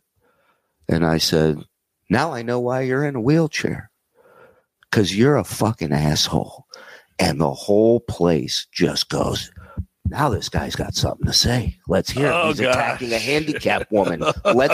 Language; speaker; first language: English; native; English